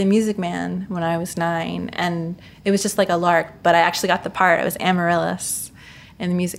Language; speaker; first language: English; native; English